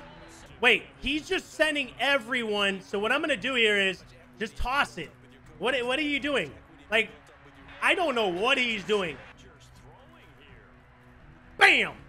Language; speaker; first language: English; native; English